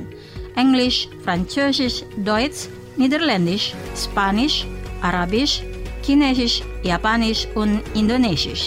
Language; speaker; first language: German; non-native, local second language; Indonesian